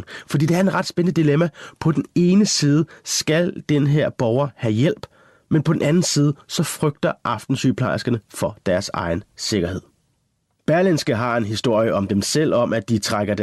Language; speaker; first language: Danish; native; Danish